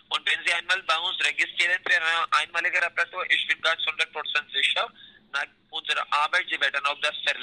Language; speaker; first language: German; non-native, learner; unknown